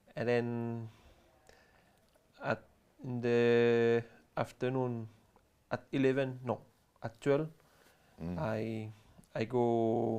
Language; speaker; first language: English; non-native, learner; French